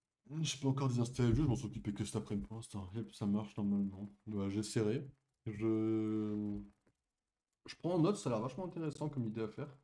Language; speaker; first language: French; native; French